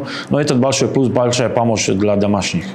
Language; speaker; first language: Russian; non-native, learner; Slovak